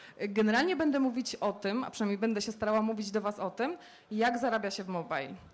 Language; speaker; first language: Polish; native; Polish